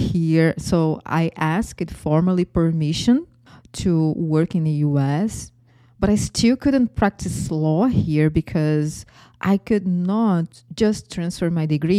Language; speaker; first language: English; non-native, fluent; Portuguese